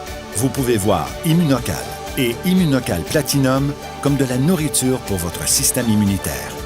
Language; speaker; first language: French; native; French